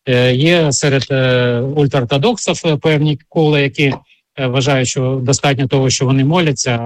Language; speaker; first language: Ukrainian; native; Ukrainian